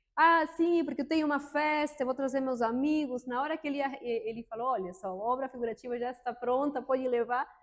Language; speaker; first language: Portuguese; non-native, fluent; Spanish